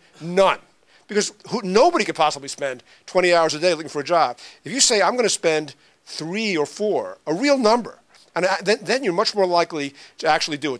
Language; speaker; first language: English; native; English